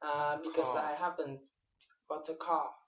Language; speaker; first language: English; non-native, learner; Vietnamese